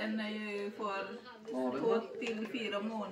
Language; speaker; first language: Swedish; non-native, fluent; Indonesian